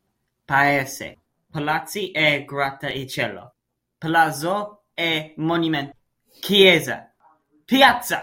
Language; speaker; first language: Italian; non-native, learner; English